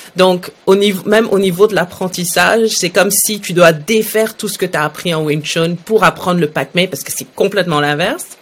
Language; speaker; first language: French; early bilingual, other home language; Arabic